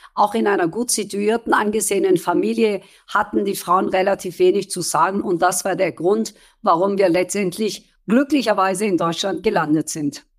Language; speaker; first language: German; early bilingual, other home language; Kurdish